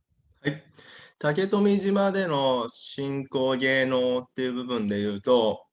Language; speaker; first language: Japanese; native; Japanese